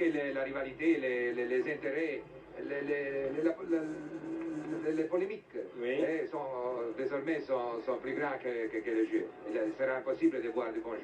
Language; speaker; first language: French; non-native, fluent; Italian